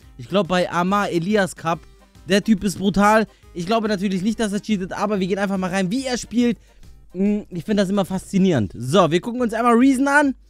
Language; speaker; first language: German; early bilingual, other home language; Albanian